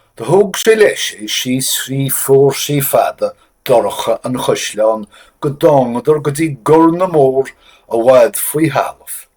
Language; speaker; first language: Irish; native; Irish